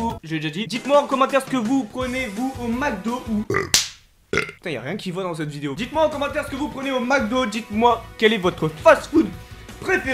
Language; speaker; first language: French; native; French